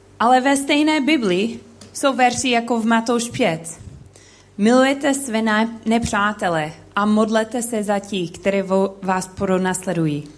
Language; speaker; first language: Czech; non-native, learner; English